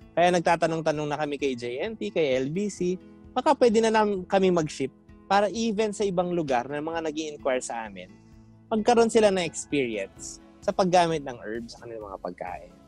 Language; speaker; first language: Filipino; non-native, local second language; Pampanga